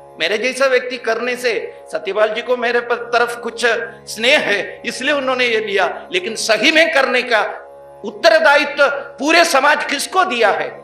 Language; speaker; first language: Hindi; non-native, local second language; Malayalam